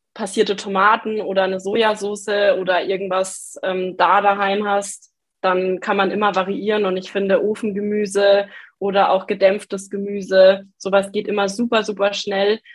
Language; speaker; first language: German; native; German